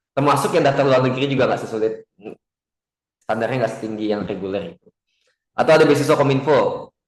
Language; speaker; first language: Indonesian; native; Indonesian